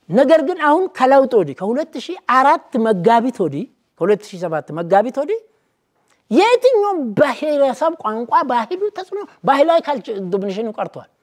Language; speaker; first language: Amharic; non-native, local second language; Oromo